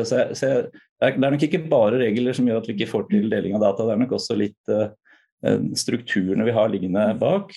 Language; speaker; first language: Norwegian; native; Norwegian